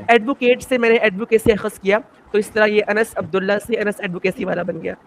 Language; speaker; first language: Urdu; non-native, local second language; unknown